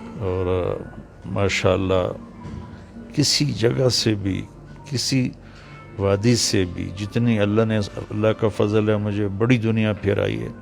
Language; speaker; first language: Urdu; non-native, local second language; Punjabi